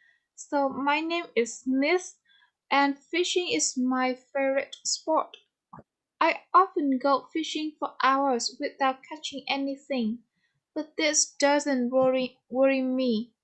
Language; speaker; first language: English; non-native, fluent; Vietnamese